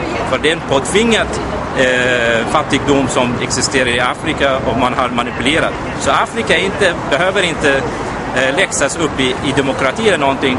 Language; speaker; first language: Swedish; non-native, fluent; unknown